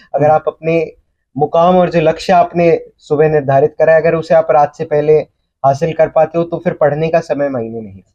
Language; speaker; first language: Hindi; native; Hindi